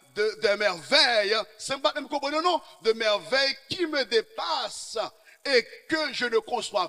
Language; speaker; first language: French; non-native, local second language; Haitian Creole